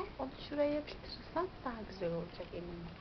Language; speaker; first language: Turkish; native; Turkish